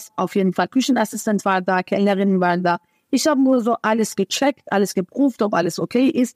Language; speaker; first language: German; non-native, fluent; Persian